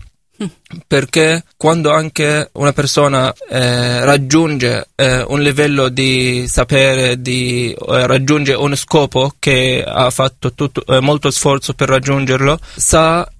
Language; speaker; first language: Italian; non-native, fluent; Arabic